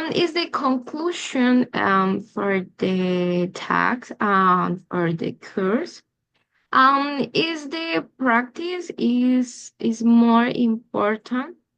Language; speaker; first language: English; non-native, learner; Spanish